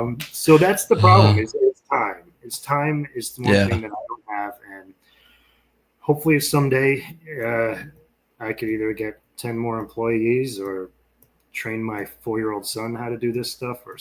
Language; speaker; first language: English; native; English